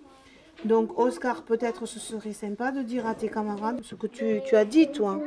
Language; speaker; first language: French; native; French